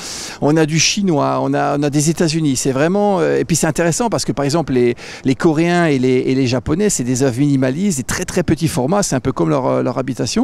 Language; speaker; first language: French; native; French